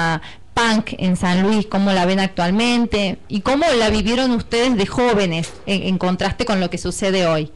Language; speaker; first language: Spanish; native; Spanish